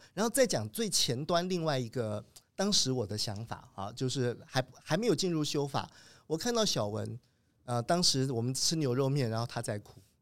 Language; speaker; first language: Chinese; native; Chinese